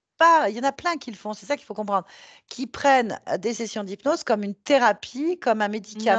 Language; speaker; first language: French; native; French